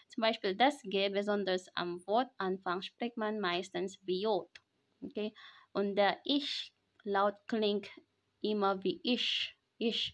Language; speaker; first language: German; non-native, fluent; Filipino